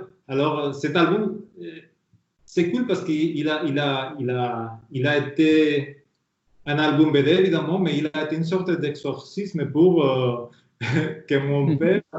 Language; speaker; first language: French; non-native, fluent; Spanish